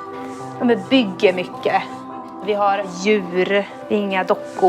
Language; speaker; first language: Swedish; native; Swedish